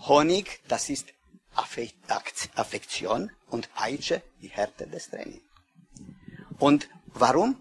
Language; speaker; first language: German; non-native, learner; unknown